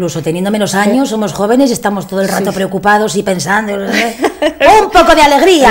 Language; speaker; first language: Spanish; native; Spanish